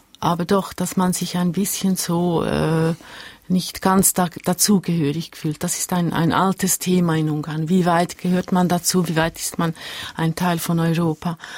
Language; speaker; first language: German; early bilingual, other home language; Hungarian